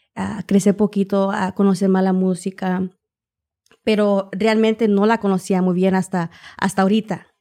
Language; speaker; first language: Spanish; early bilingual, heritage; Spanish